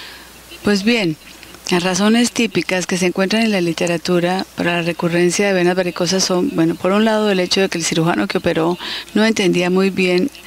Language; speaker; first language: Spanish; native; Spanish